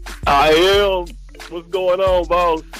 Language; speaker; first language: English; native; English